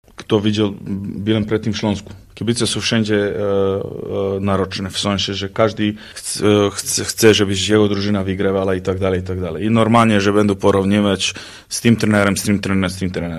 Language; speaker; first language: Polish; non-native, learner; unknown